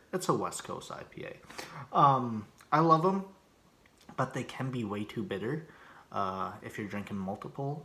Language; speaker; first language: English; native; English